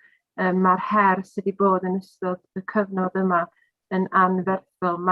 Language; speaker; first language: Welsh; native; Welsh